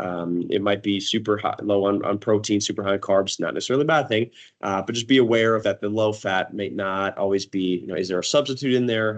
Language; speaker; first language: English; native; English